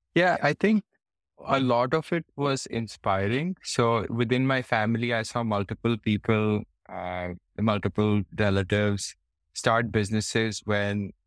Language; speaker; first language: English; non-native, local second language; Hindi